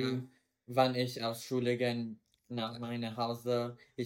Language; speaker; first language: German; non-native, learner; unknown